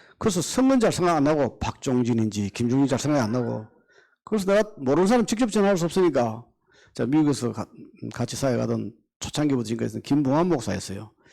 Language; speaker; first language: Korean; native; Korean